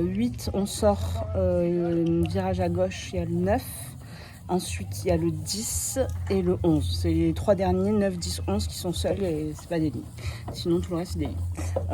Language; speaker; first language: French; native; French